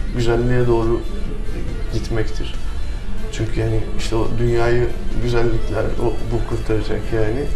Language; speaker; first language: Turkish; non-native, local second language; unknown